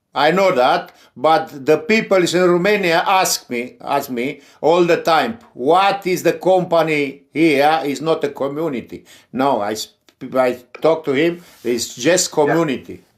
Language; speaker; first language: English; non-native, learner; Romanian